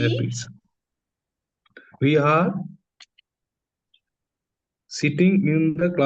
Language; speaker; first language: English; non-native, learner; Tamil